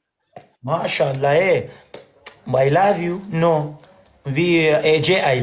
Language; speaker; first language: English; non-native, learner; Pashto